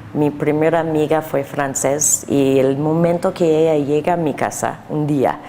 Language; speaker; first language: Spanish; non-native, learner; English